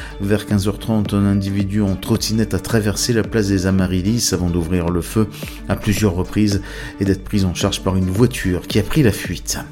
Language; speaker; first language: French; native; French